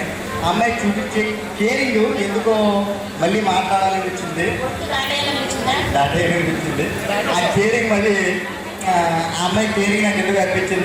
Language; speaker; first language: Telugu; native; Telugu